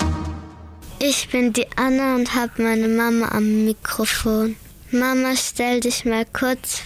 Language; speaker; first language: German; early bilingual, other home language; Persian